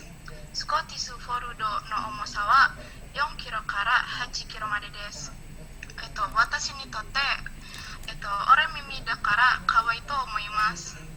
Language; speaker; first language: Japanese; non-native, learner; Indonesian